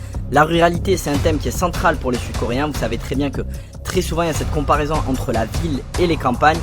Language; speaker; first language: French; native; French